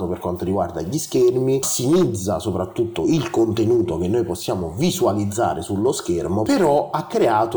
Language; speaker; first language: Italian; native; Italian